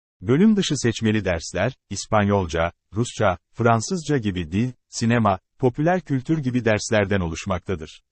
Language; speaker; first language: Turkish; native; Turkish